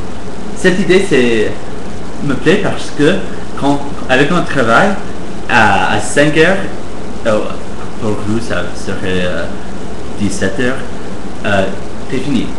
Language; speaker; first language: French; non-native, fluent; English